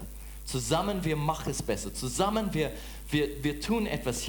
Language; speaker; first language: German; non-native, fluent; English